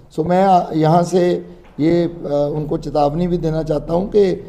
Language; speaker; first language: Hindi; non-native, local second language; Punjabi